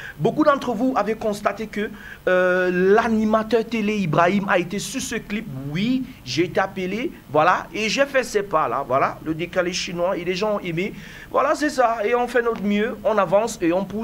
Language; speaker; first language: French; non-native, local second language; English